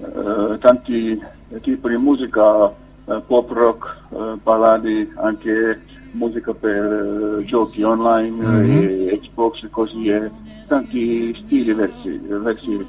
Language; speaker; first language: Italian; non-native, learner; Finnish